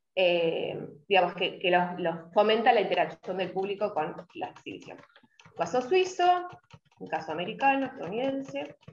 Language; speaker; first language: Spanish; native; Spanish